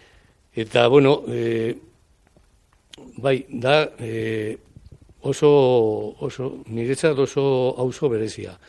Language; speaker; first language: Basque; non-native, local second language; Spanish